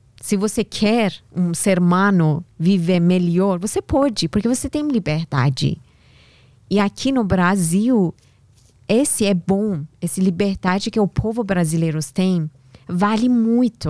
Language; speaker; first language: Portuguese; non-native, learner; Persian